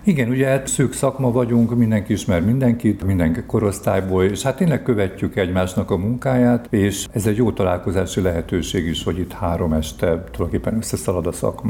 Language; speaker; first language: Hungarian; native; Hungarian